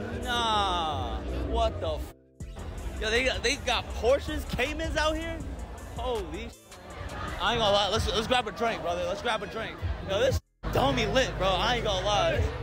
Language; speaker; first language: English; early bilingual, other home language; Chinese